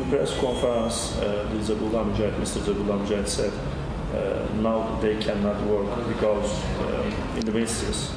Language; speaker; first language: English; non-native, learner; Turkish